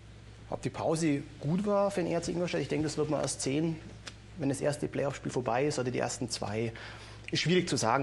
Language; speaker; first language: German; native; German